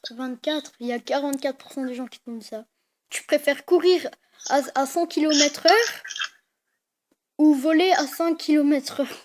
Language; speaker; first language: French; native; French